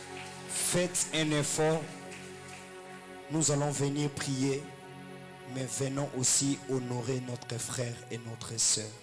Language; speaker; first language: French; non-native, local second language; Lingala